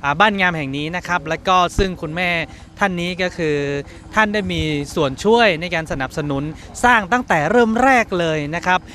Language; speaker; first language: Thai; native; Thai